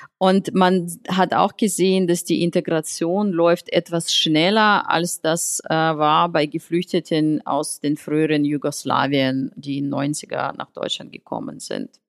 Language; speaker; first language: German; non-native, fluent; Russian